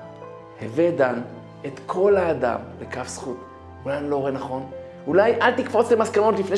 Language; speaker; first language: Hebrew; native; Hebrew